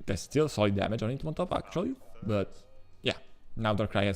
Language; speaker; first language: English; non-native, fluent; Italian